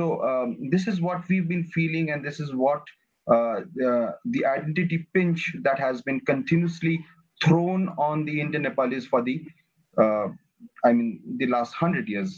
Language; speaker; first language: English; non-native, local second language; Nepali